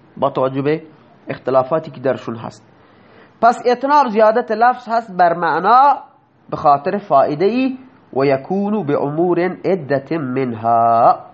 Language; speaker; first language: Persian; non-native, local second language; Baluchi